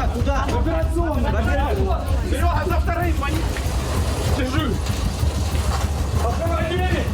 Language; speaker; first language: Russian; native; Russian